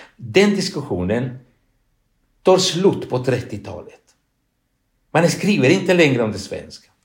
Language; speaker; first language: Swedish; non-native, fluent; Spanish